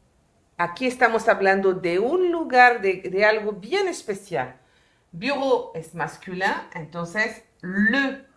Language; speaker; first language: Spanish; non-native, fluent; French